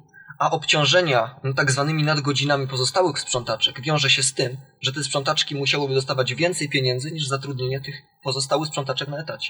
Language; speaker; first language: Polish; native; Polish